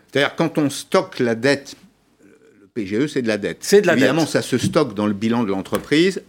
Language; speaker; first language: French; native; French